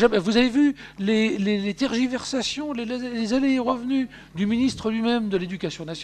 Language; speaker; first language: French; native; French